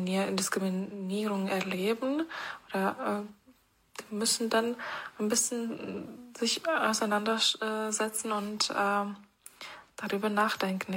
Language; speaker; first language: German; non-native, fluent; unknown